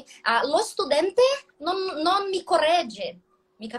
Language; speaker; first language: Italian; non-native, learner; Portuguese